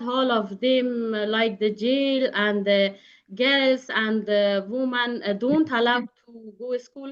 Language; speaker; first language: English; non-native, learner; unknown